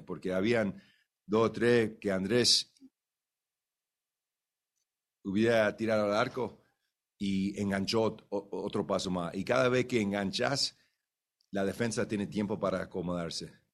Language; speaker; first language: Spanish; early bilingual, heritage; Spanish